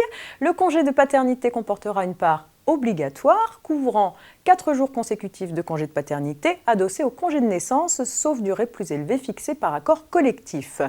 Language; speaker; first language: French; native; French